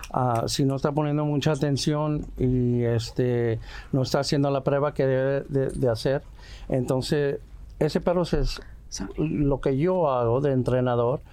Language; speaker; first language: Spanish; early bilingual, heritage; Spanish